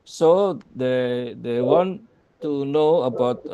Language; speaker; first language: English; non-native, learner; Indonesian